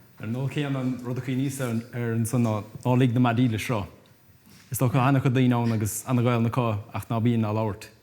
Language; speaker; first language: Irish; native; Irish